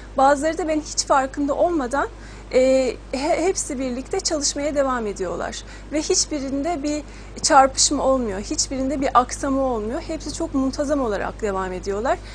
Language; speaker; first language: Turkish; native; Turkish